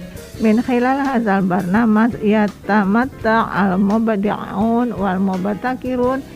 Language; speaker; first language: Arabic; non-native, fluent; Indonesian